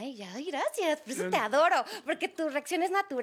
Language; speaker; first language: Spanish; native; Spanish